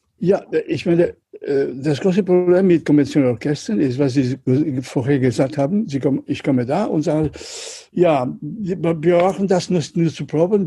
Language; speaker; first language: German; non-native, learner; Catalan